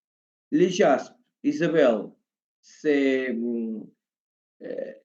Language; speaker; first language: French; non-native, learner; Portuguese